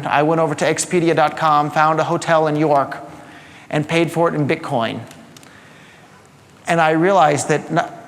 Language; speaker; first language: English; native; English